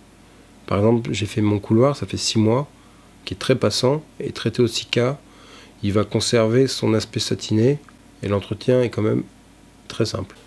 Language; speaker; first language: French; native; French